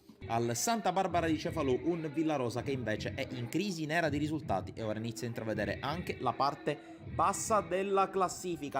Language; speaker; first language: Italian; native; Italian